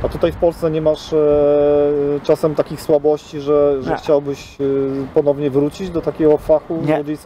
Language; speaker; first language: Polish; native; Polish